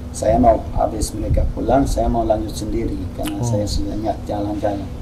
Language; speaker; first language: Indonesian; non-native, fluent; Swedish